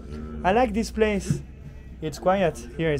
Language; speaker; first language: English; non-native, fluent; French